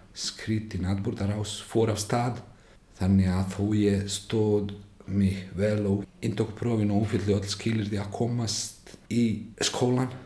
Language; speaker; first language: Icelandic; non-native, fluent; Bosnian